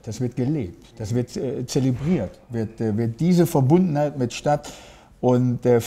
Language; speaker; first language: German; native; German